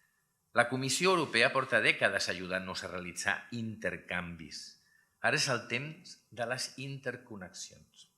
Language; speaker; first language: Catalan; native; Catalan